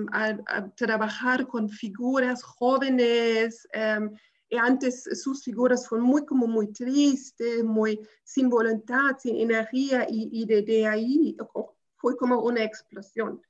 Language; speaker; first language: Spanish; non-native, fluent; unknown